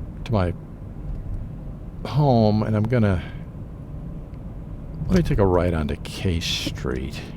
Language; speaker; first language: English; native; English